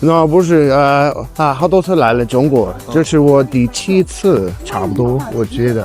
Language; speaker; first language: Chinese; non-native, learner; English